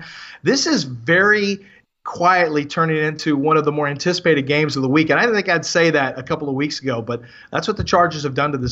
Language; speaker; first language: English; native; English